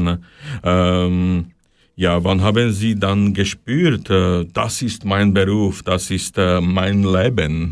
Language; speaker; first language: German; non-native, learner; Slovak